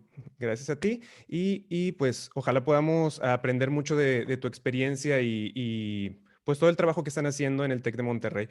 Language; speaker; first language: Spanish; native; Spanish